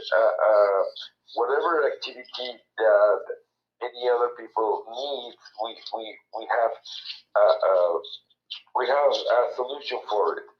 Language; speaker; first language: English; non-native, fluent; Spanish